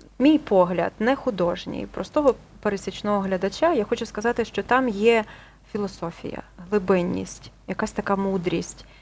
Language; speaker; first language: Ukrainian; native; Ukrainian